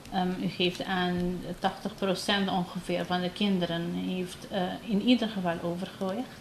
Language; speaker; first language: Dutch; non-native, local second language; Papiamento